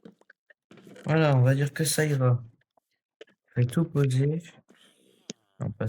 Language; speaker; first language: French; native; French